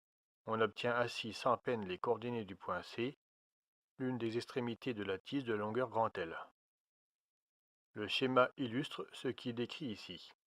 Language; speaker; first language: French; native; French